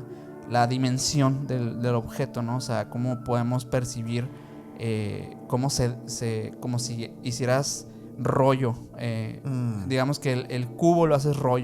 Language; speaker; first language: Spanish; native; Spanish